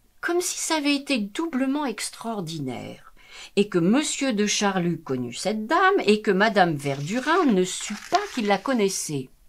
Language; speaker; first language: French; native; French